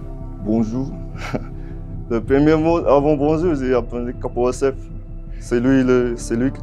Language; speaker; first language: French; non-native, fluent; Nepali